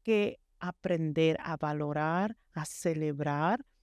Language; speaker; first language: Spanish; early bilingual, heritage; Spanish